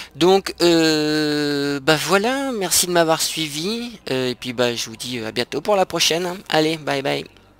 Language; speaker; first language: French; native; French